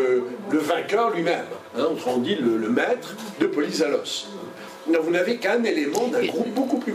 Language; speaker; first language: French; native; French